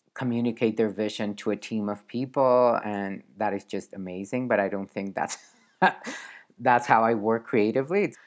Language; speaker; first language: English; non-native, fluent; Spanish